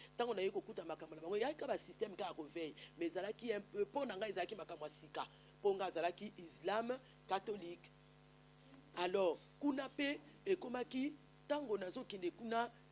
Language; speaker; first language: Lingala; native; Lingala